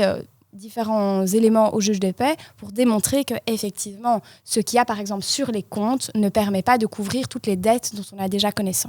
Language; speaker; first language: French; native; French